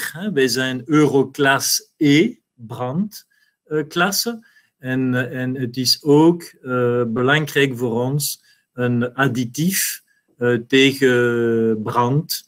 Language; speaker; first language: Dutch; non-native, learner; French